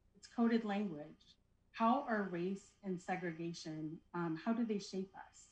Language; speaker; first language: English; native; English